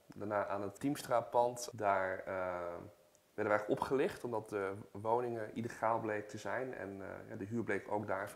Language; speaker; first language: Dutch; native; Dutch